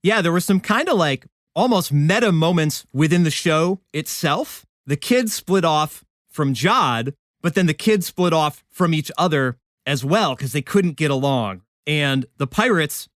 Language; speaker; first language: English; native; English